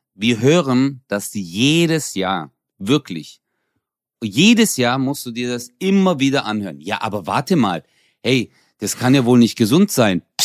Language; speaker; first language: German; early bilingual, other home language; Turkish